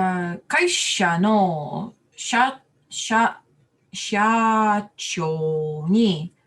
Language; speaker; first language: Japanese; non-native, learner; English